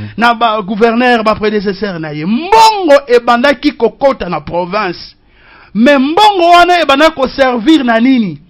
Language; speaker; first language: Lingala; non-native, local second language; Kongo